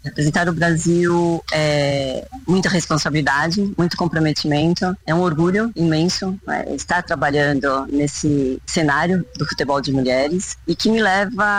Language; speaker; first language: Portuguese; native; Portuguese